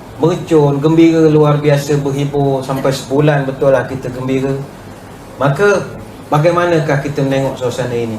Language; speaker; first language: Malay; native; Malay